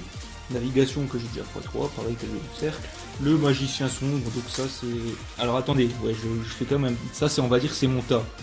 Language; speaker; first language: French; native; French